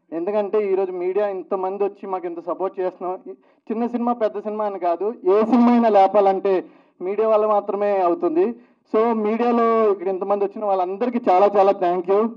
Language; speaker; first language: Telugu; native; Telugu